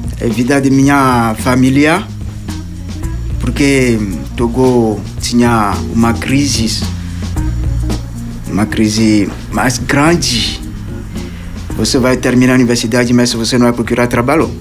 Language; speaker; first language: Portuguese; non-native, learner; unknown